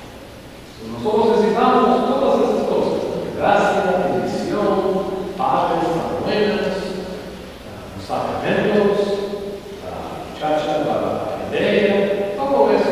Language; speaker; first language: Spanish; non-native, learner; English